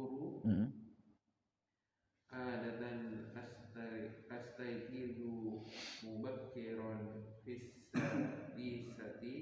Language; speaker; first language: Arabic; non-native, learner; Indonesian